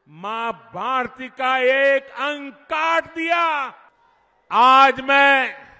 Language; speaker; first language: Hindi; non-native, local second language; Gujarati